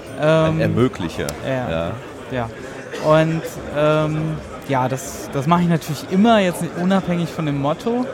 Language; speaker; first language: German; native; German